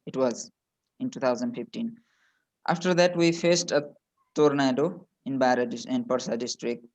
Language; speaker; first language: English; non-native, local second language; Nepali